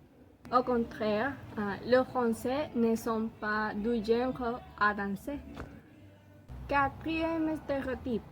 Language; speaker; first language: French; non-native, learner; Spanish